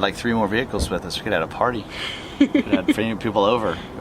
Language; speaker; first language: English; native; English